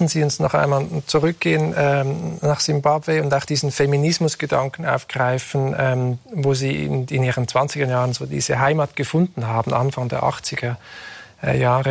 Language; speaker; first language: German; native; German